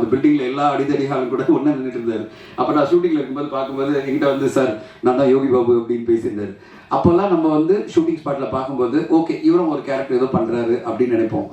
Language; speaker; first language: Tamil; native; Tamil